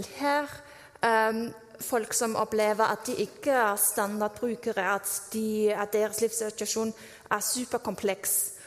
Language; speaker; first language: Norwegian; non-native, fluent; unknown